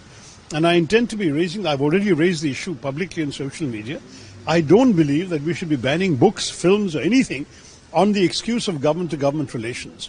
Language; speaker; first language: English; non-native, local second language; Malayalam